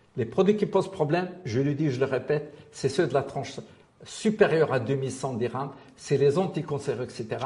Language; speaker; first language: French; non-native, local second language; Arabic